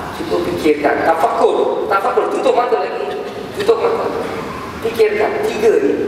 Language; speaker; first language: Malay; native; Malay